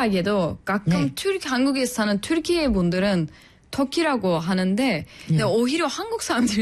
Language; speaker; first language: Korean; non-native, fluent; Turkish